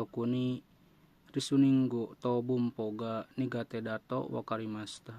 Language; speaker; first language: Japanese; non-native, learner; Indonesian